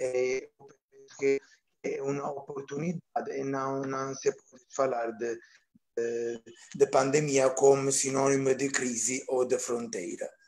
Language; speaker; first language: Portuguese; non-native, fluent; Italian